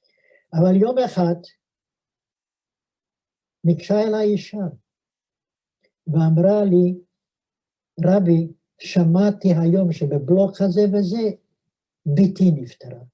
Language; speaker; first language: Hebrew; non-native, fluent; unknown